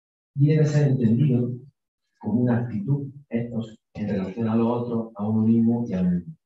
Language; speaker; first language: Spanish; native; Spanish